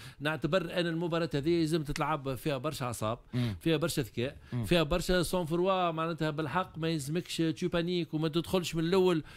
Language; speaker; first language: Arabic; native; Arabic